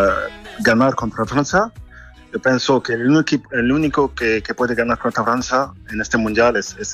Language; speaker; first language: Spanish; non-native, fluent; French